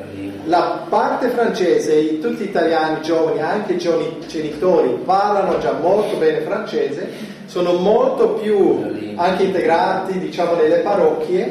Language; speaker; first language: Italian; non-native, fluent; German